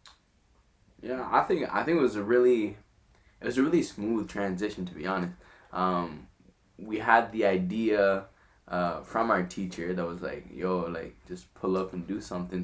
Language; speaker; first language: English; non-native, fluent; French